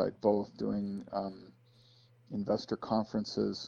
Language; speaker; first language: English; native; English